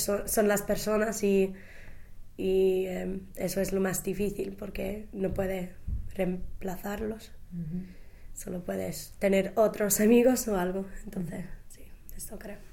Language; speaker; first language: Spanish; non-native, fluent; English